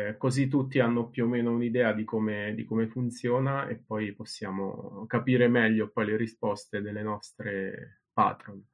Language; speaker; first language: Italian; native; Italian